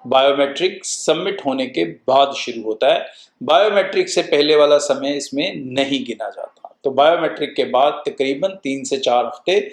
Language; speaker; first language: Hindi; non-native, local second language; Punjabi